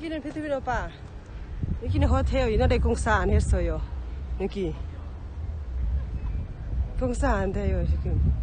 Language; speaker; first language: Korean; non-native, learner; Thai